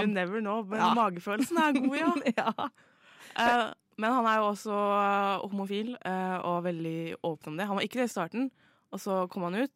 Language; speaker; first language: Norwegian; native; Norwegian